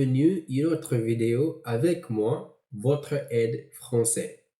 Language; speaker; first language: French; non-native, fluent; English